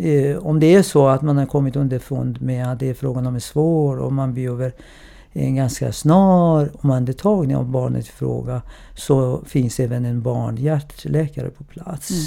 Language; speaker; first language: Swedish; non-native, fluent; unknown